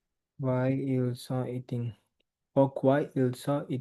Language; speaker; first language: French; non-native, learner; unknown